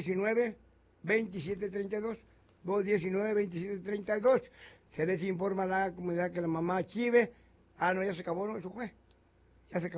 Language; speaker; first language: Spanish; native; Spanish